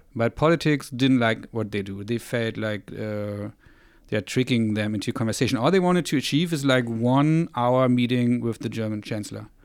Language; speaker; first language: English; non-native, fluent; German